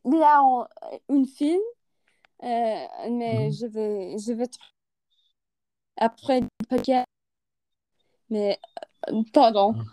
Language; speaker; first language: French; non-native, learner; English